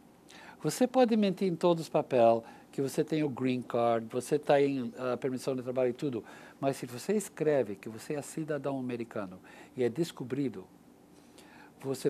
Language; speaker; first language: Portuguese; non-native, learner; English